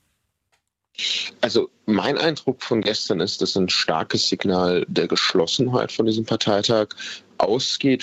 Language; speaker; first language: German; native; German